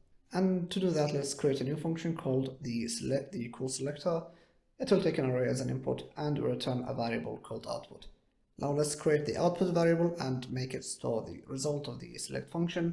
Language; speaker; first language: English; non-native, fluent; Arabic